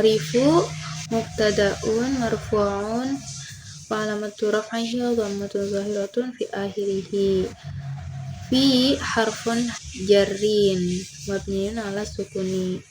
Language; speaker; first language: Arabic; non-native, learner; Indonesian